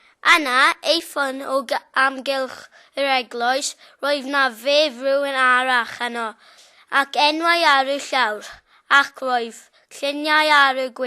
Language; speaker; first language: Welsh; non-native, local second language; English